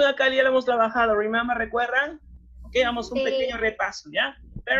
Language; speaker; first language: Spanish; native; Spanish